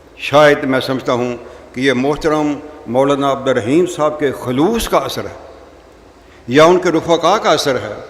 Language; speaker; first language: Urdu; non-native, local second language; Punjabi